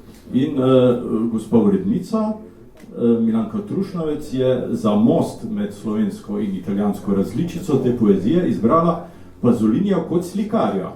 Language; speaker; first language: Slovenian; native; Slovenian